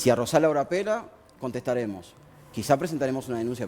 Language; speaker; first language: Spanish; native; Spanish